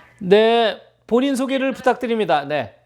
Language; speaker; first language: Korean; native; Korean